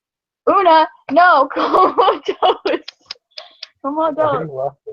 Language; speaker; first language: Spanish; non-native, learner; English